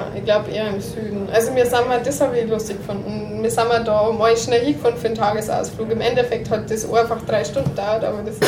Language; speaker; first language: German; native; German